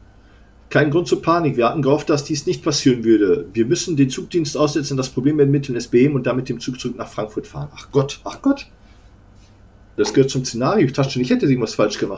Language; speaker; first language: German; native; German